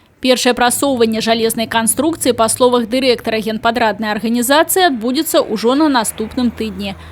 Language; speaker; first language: Belarusian; native; Belarusian